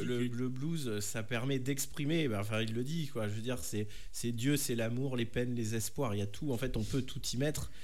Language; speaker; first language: French; native; French